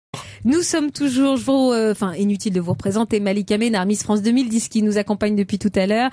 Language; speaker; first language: French; native; French